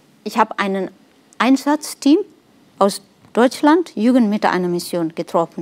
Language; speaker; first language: German; non-native, fluent; Nepali